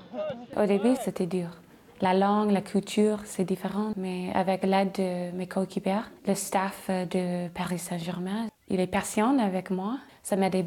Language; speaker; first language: French; non-native, learner; English